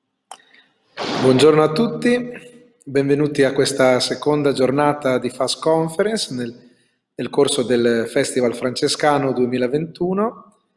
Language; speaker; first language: Italian; native; Italian